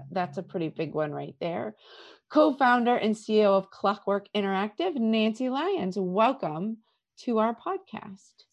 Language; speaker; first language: English; native; English